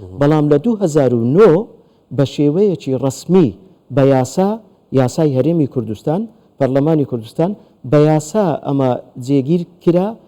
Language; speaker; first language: Central Kurdish; non-native, local second language; Turkish